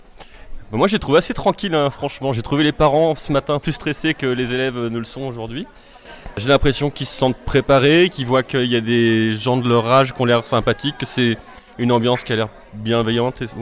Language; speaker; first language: French; native; French